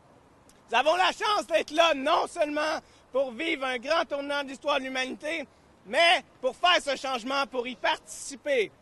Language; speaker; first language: French; native; French